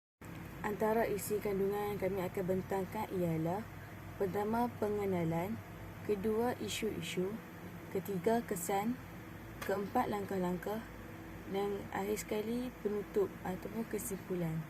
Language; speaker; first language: Malay; native; Malay